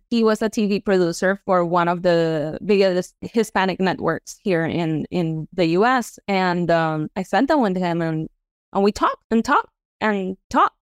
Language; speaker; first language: English; non-native, fluent; Spanish